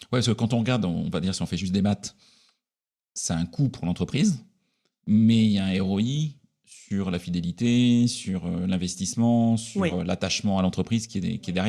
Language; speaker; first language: French; native; French